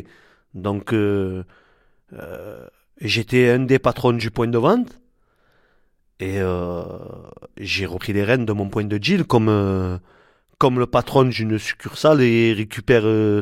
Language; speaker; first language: French; native; French